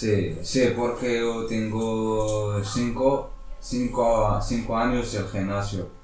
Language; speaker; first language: Spanish; non-native, learner; Arabic